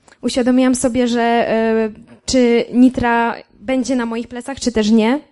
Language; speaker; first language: Polish; native; Polish